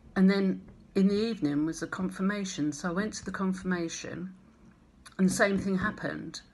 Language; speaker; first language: English; native; English